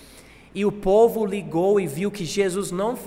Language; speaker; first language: Portuguese; non-native, fluent; English